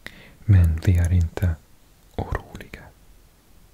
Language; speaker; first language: Swedish; non-native, learner; English